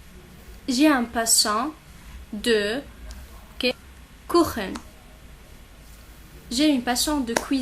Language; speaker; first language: French; non-native, local second language; Arabic